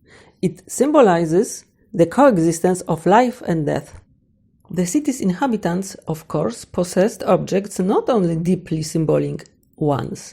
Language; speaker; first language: English; non-native, fluent; Polish